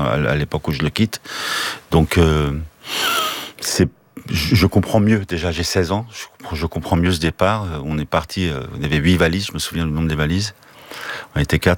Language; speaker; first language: French; early bilingual, other home language; Armenian